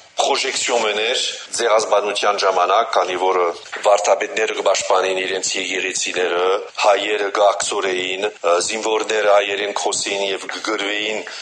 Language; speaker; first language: Armenian; early bilingual, heritage; Armenian